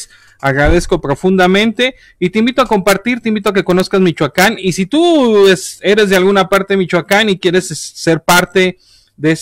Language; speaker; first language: Spanish; native; Spanish